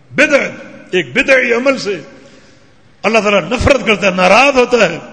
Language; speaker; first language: Urdu; native; Urdu